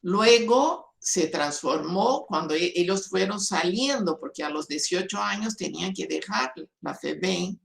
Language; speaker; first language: Spanish; non-native, fluent; Portuguese